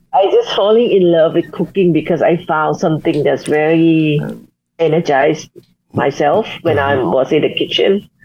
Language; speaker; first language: English; non-native, learner; Thai